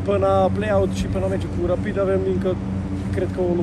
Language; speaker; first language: Romanian; non-native, learner; Macedonian